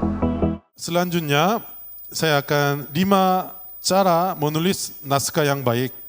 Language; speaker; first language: Indonesian; non-native, learner; Korean